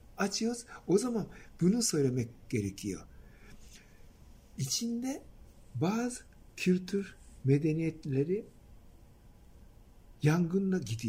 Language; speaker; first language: Turkish; non-native, fluent; Japanese